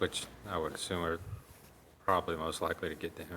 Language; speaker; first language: English; native; English